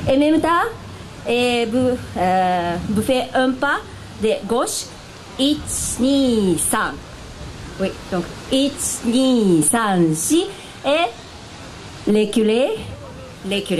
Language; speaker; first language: French; non-native, learner; Japanese